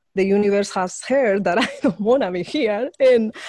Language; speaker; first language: English; non-native, fluent; Spanish